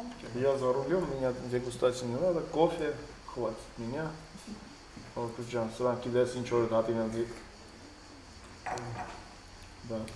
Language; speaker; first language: Russian; non-native, learner; Armenian